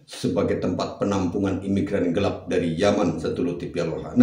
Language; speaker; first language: Indonesian; native; Indonesian